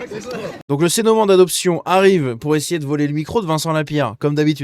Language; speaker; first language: French; native; French